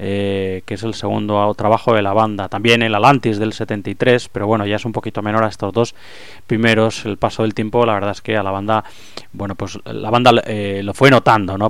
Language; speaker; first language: Spanish; native; Spanish